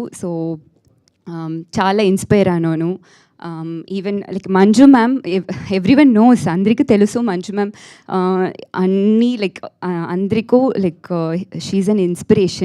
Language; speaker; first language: Telugu; non-native, fluent; Tamil